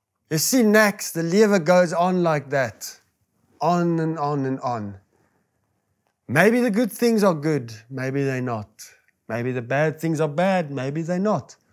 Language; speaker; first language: English; non-native, local second language; Afrikaans